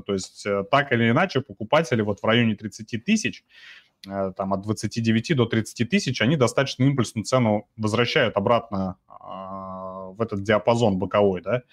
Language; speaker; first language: Russian; native; Russian